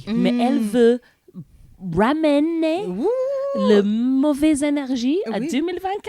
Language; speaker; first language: French; non-native, learner; English